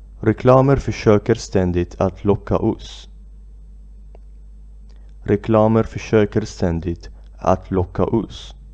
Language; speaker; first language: Swedish; non-native, fluent; Arabic